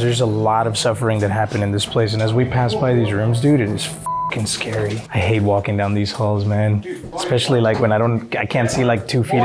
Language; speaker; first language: English; early bilingual, other home language; Spanish